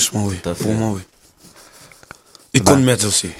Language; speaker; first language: French; non-native, learner; Kabuverdianu